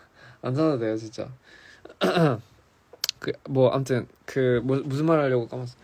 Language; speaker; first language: Korean; early bilingual, heritage; English